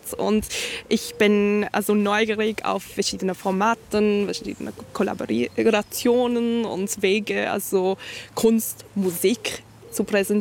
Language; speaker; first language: German; non-native, learner; Hungarian